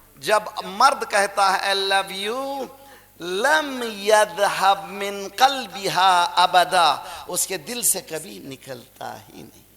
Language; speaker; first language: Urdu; native; Urdu